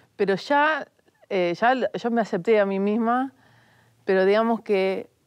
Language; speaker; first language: Spanish; native; Spanish